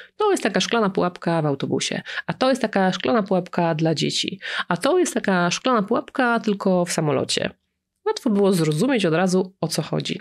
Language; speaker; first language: Polish; native; Polish